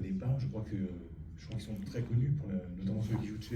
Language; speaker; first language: French; native; French